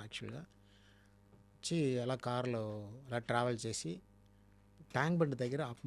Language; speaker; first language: Telugu; non-native, fluent; Tamil